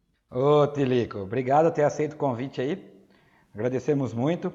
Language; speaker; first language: Portuguese; native; Portuguese